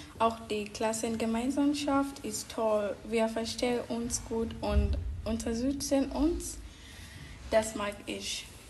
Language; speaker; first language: German; non-native, learner; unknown